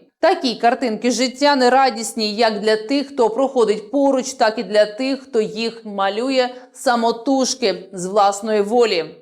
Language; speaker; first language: Ukrainian; native; Ukrainian